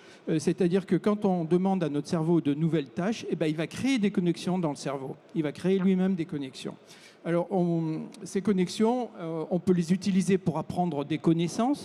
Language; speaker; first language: French; native; French